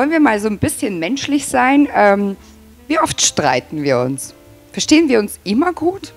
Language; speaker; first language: German; native; German